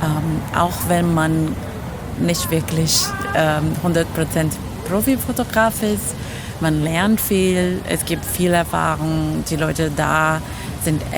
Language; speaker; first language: German; non-native, fluent; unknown